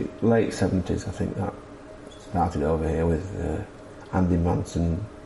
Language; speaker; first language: English; native; English